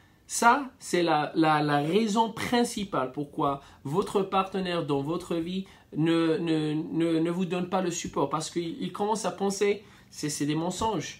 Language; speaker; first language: French; non-native, fluent; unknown